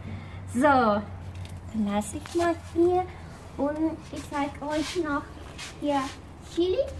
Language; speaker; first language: German; non-native, learner; Vietnamese